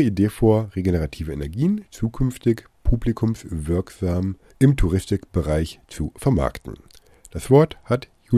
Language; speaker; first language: German; native; German